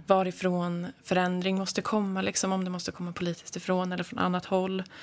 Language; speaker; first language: Swedish; native; Swedish